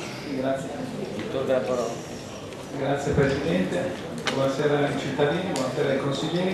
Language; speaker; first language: Italian; native; Italian